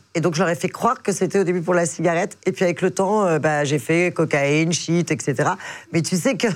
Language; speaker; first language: French; native; French